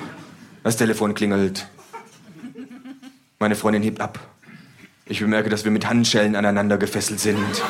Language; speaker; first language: German; native; German